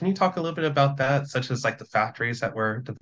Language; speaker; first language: English; native; English